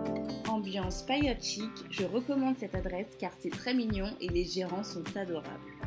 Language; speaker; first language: French; native; French